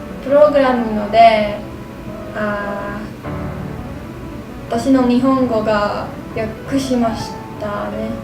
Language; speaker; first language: Japanese; non-native, learner; English